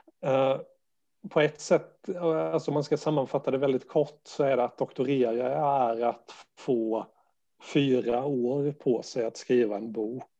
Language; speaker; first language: Swedish; native; Swedish